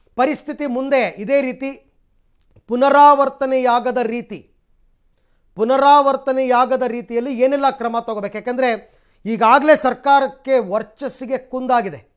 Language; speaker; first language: Kannada; native; Kannada